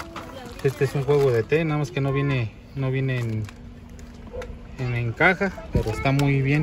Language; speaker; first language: Spanish; native; Spanish